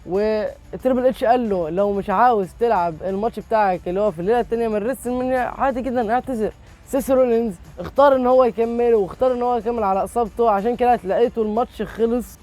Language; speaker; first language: Arabic; native; Arabic